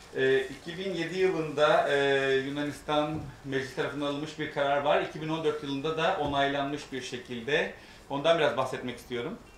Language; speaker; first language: Turkish; native; Turkish